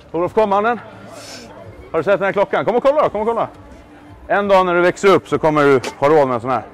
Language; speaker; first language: Swedish; native; Swedish